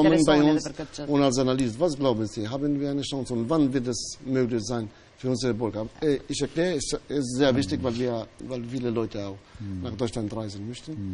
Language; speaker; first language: German; non-native, fluent; Albanian